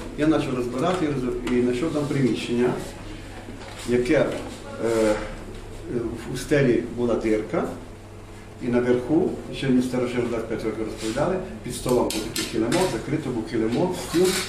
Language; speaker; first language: Ukrainian; non-native, local second language; Hungarian